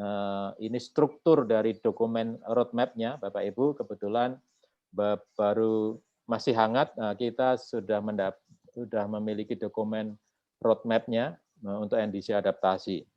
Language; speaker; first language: Indonesian; native; Indonesian